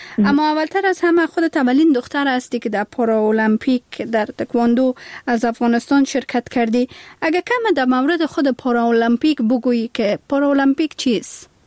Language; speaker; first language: Persian; native; Persian